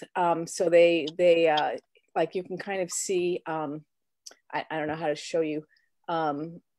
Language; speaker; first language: English; native; English